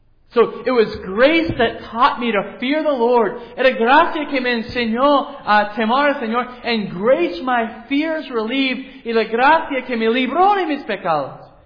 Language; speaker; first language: English; native; English